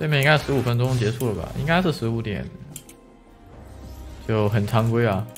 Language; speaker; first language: Chinese; native; Chinese